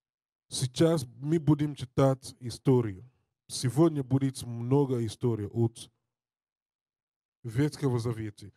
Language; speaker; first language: Russian; non-native, learner; English